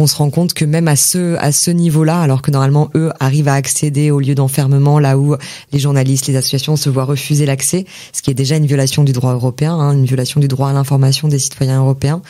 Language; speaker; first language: French; native; French